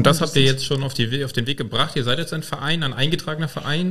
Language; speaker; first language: German; native; German